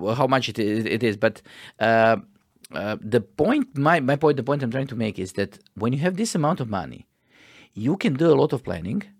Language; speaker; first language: English; non-native, fluent; Croatian